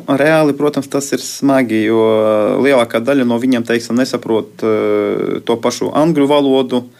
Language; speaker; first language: Latvian; non-native, local second language; Russian